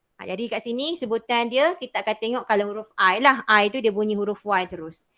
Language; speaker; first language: Malay; native; Malay